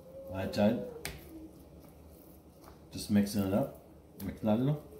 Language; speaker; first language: English; native; English